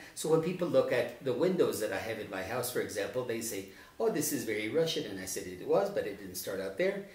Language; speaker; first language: English; native; English